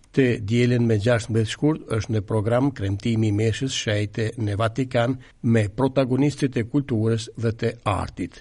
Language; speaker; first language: Albanian; native; Albanian